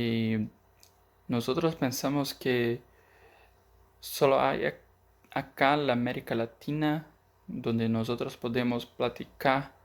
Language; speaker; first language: Spanish; non-native, learner; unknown